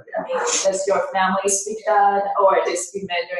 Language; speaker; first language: English; non-native, fluent; Chinese